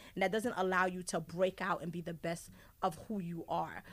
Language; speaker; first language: English; early bilingual, other home language; Haitian Creole